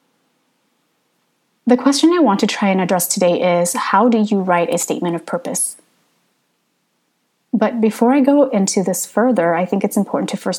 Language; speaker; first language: English; early bilingual, other home language; Hmong